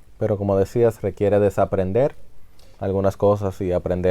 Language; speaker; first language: Spanish; native; Spanish